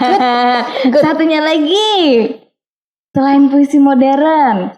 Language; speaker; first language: Indonesian; native; Indonesian